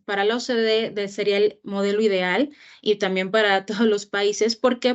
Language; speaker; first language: Spanish; native; Spanish